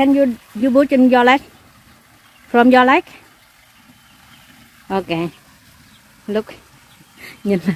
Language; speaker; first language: English; non-native, learner; Vietnamese